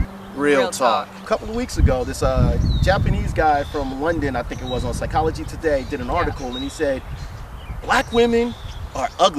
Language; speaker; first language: English; native; English